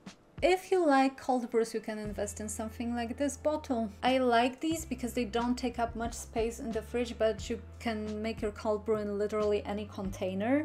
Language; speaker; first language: English; non-native, fluent; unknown